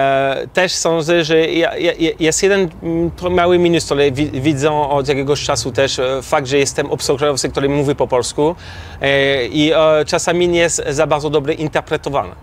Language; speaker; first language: Polish; non-native, learner; French